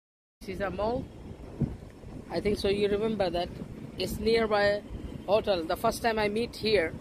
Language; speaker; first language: English; non-native, learner; Hindi